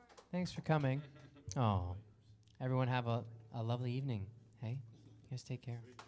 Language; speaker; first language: English; native; English